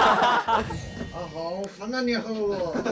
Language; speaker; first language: Chinese; native; Chinese